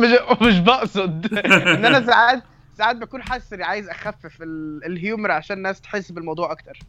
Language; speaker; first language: Arabic; native; Arabic